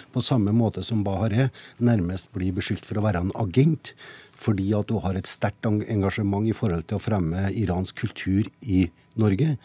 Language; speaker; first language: Norwegian; native; Norwegian